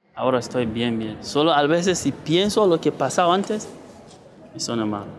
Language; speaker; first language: Spanish; non-native, learner; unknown